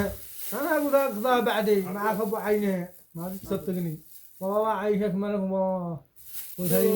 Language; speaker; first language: Arabic; native; Arabic